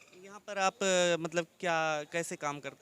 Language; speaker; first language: Hindi; native; Hindi